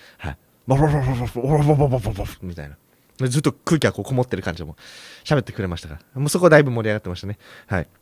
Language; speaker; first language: Japanese; native; Japanese